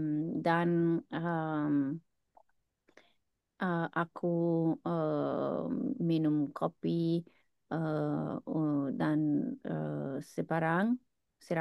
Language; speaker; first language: Indonesian; non-native, learner; English